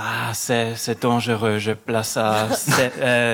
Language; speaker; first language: French; non-native, local second language; German